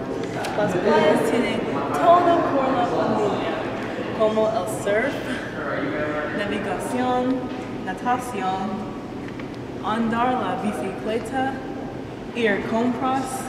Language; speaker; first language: Spanish; non-native, learner; English